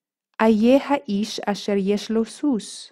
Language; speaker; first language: Hebrew; non-native, fluent; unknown